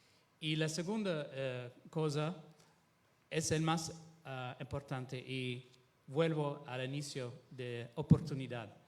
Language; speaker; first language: Spanish; non-native, fluent; Italian